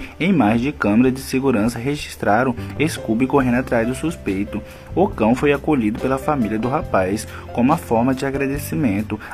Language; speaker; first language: Portuguese; native; Portuguese